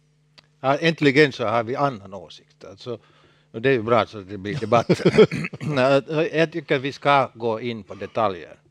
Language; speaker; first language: Swedish; non-native, local second language; Finnish